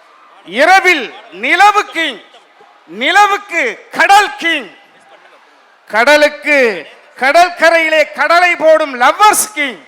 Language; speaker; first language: Tamil; native; Tamil